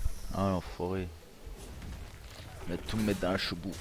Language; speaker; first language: French; native; French